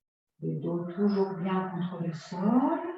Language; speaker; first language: French; native; French